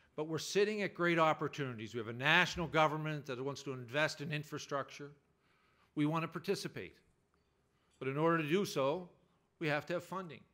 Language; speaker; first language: English; native; English